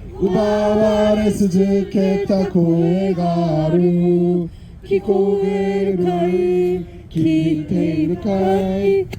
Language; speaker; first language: Korean; native; Korean